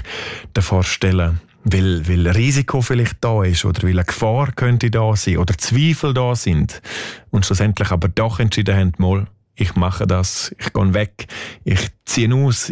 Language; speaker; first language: German; native; German